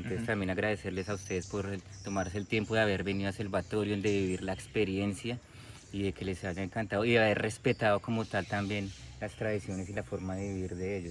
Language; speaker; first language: Spanish; native; Spanish